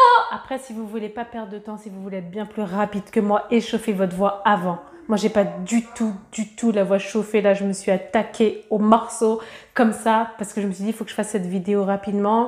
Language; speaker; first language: French; native; French